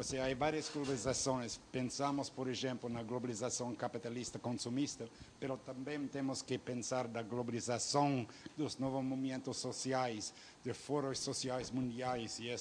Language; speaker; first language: Portuguese; non-native, fluent; Spanish